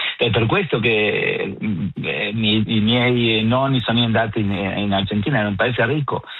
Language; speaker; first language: Italian; non-native, fluent; Spanish